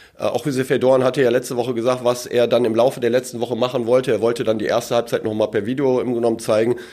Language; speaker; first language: German; early bilingual, other home language; Turkish